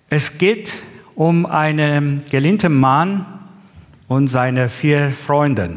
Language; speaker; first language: German; non-native, learner; Persian